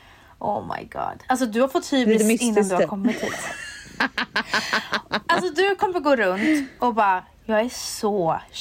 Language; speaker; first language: Swedish; native; Swedish